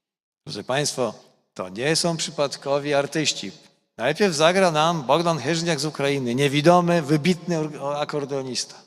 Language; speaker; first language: Polish; native; Polish